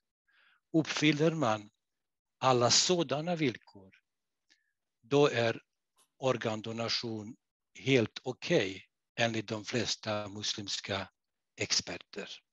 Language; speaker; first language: Swedish; non-native, fluent; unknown